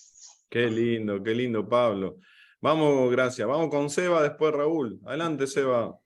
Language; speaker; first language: Spanish; native; Spanish